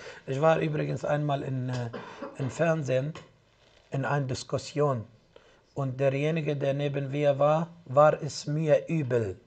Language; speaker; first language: German; non-native, fluent; Arabic